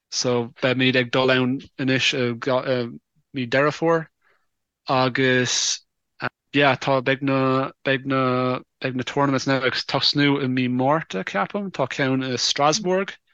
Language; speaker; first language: Irish; non-native, local second language; English